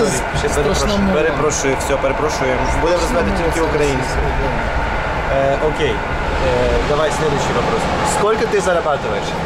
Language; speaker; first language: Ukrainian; non-native, local second language; Russian